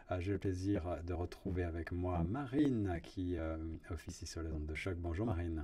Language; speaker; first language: French; native; French